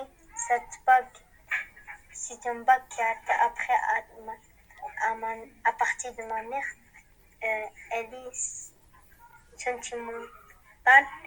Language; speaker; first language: French; non-native, learner; Arabic